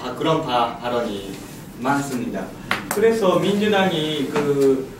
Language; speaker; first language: Korean; non-native, learner; Japanese